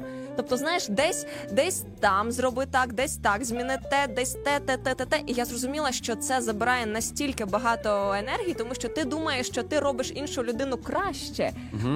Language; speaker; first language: Ukrainian; native; Ukrainian